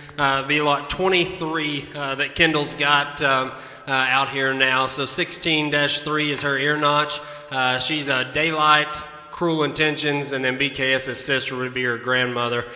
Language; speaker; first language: English; native; English